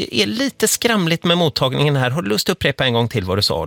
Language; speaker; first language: Swedish; native; Swedish